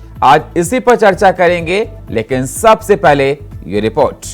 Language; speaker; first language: Hindi; native; Hindi